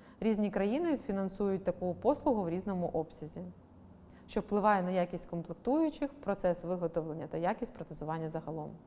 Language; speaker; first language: Ukrainian; native; Ukrainian